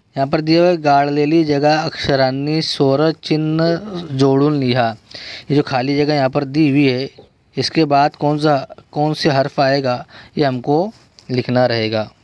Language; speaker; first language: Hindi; non-native, local second language; Urdu